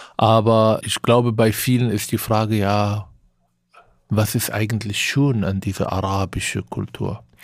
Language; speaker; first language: German; non-native, fluent; Arabic